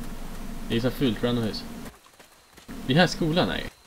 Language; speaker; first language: Swedish; native; Swedish